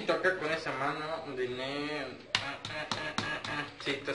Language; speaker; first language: Spanish; native; Spanish